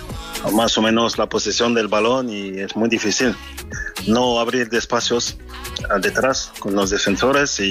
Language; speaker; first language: Spanish; non-native, fluent; French